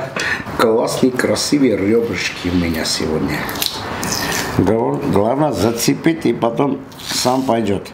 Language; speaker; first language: Russian; non-native, fluent; Armenian